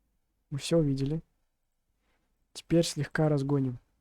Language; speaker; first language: Russian; native; Russian